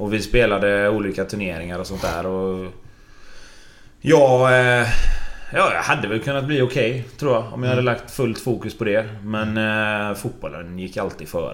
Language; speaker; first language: Swedish; native; Swedish